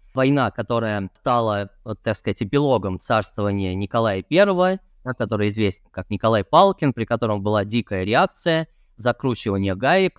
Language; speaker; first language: Russian; native; Russian